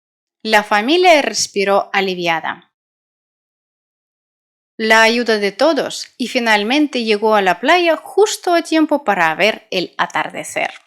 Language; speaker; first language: Spanish; non-native, fluent; Russian